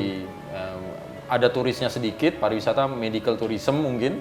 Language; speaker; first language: Indonesian; native; Indonesian